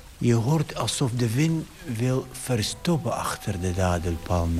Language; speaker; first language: Dutch; non-native, fluent; Arabic